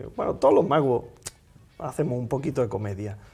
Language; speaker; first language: Spanish; native; Spanish